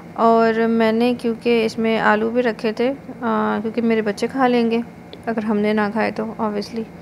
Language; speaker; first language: Urdu; native; Urdu